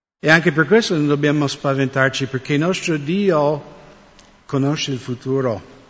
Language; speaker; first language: Italian; non-native, fluent; English